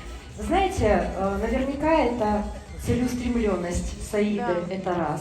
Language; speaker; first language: Russian; native; Russian